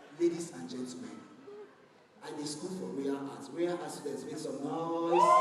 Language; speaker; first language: Nigerian Pidgin; non-native, local second language; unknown